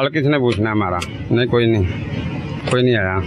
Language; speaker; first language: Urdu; non-native, local second language; Punjabi